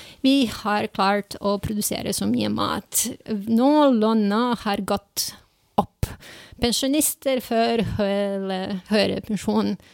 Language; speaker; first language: Norwegian; non-native, fluent; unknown